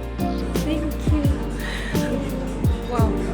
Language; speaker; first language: English; non-native, learner; Japanese